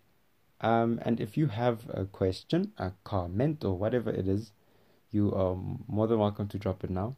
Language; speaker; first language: English; non-native, local second language; Tswana